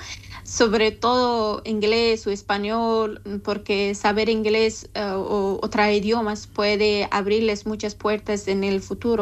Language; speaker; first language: Spanish; non-native, learner; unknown